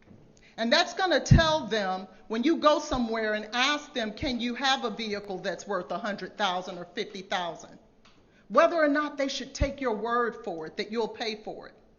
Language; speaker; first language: English; native; English